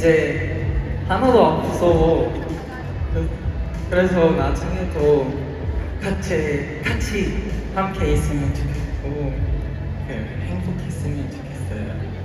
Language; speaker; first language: Korean; non-native, learner; Filipino